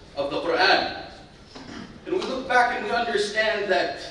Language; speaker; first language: English; native; English